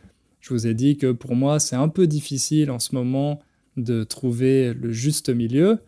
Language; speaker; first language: French; native; French